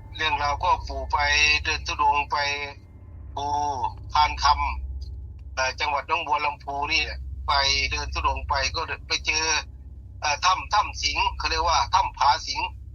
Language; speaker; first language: Thai; non-native, local second language; Northeastern Thai